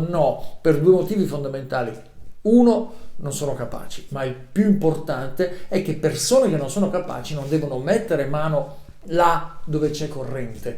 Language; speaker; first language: Italian; native; Italian